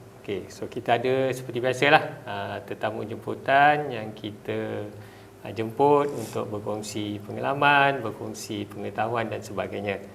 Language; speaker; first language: Malay; native; Malay